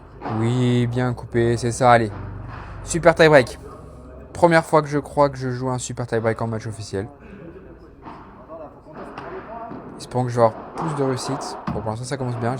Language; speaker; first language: French; native; French